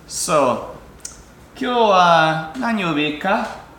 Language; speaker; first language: Japanese; non-native, learner; English